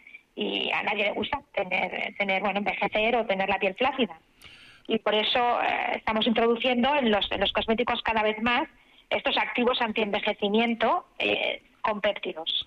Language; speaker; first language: Spanish; native; Spanish